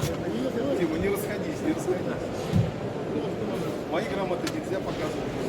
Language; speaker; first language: Russian; native; Russian